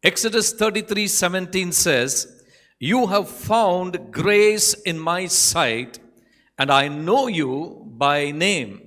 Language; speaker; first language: English; non-native, local second language; Tamil